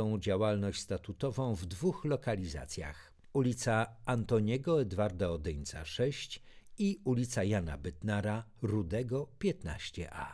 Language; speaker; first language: Polish; native; Polish